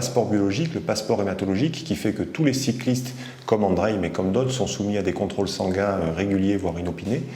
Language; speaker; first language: French; native; French